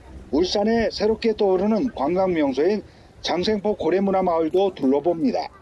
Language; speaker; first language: Korean; native; Korean